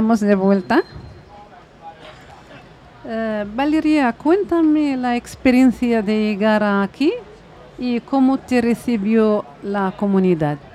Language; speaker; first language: Spanish; non-native, fluent; Arabic